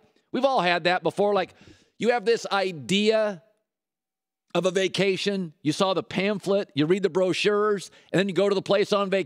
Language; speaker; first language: English; native; English